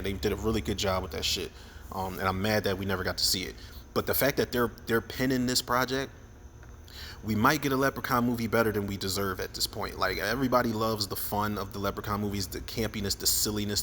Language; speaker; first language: English; native; English